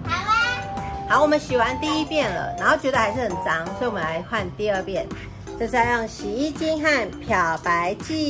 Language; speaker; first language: Chinese; native; Chinese